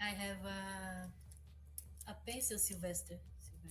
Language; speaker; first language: English; non-native, learner; Portuguese